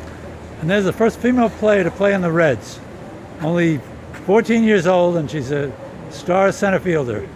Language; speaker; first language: English; native; English